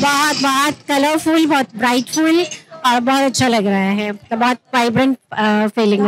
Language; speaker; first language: Hindi; non-native, local second language; Marathi